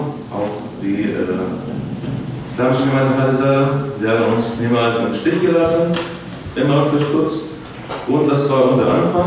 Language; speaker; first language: German; non-native, fluent; Arabic